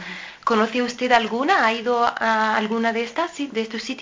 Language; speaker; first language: Spanish; native; Spanish